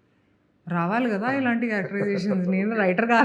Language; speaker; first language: Telugu; non-native, local second language; Hindi